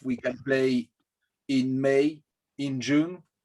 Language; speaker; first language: English; non-native, learner; French